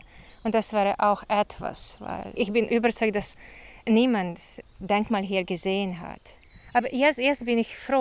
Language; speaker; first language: German; non-native, fluent; Ukrainian